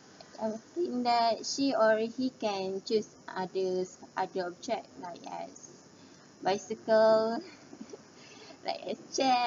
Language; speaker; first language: English; non-native, learner; Malay